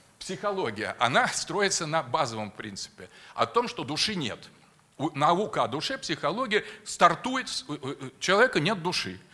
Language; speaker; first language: Russian; native; Russian